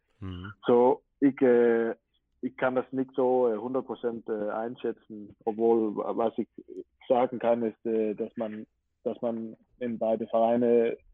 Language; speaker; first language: German; non-native, fluent; Danish